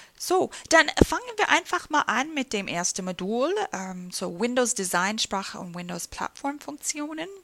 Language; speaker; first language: German; non-native, fluent; English